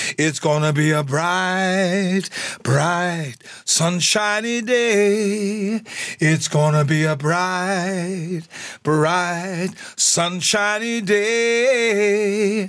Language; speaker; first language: English; native; English